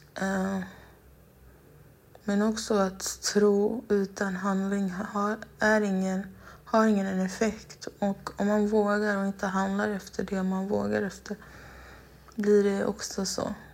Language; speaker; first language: Swedish; non-native, local second language; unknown